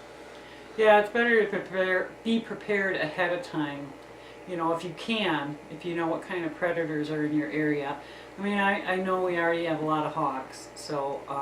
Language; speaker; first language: English; native; English